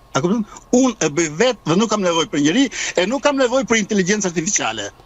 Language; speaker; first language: Albanian; native; Albanian